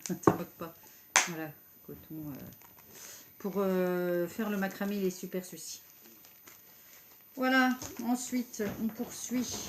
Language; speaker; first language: French; native; French